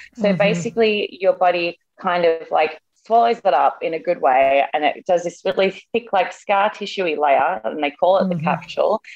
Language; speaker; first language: English; native; English